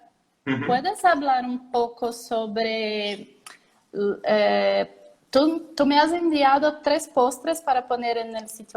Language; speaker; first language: Spanish; non-native, learner; Portuguese